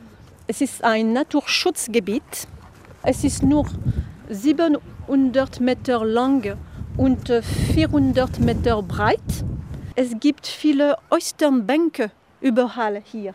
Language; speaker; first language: German; non-native, fluent; French